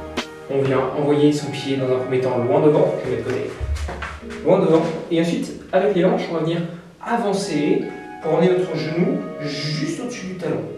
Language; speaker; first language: French; native; French